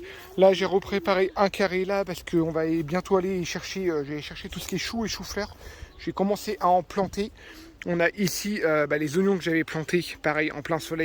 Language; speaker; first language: French; native; French